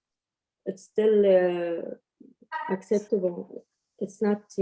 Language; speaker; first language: English; non-native, learner; Arabic